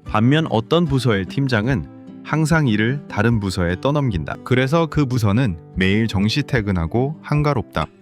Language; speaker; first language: Korean; native; Korean